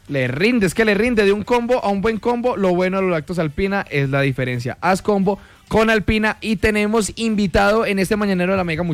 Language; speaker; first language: Spanish; native; Spanish